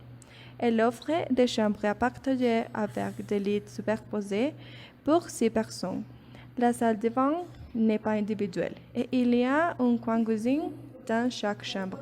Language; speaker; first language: French; non-native, learner; Spanish